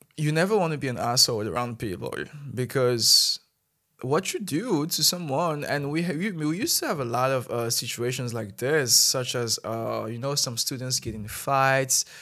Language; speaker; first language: English; non-native, fluent; Malagasy